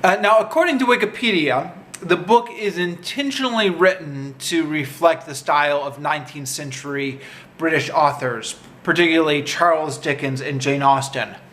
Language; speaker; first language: English; native; English